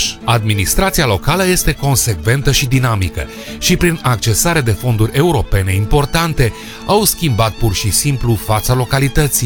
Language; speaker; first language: Romanian; native; Romanian